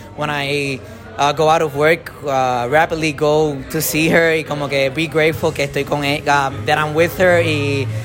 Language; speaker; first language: English; non-native, learner; Spanish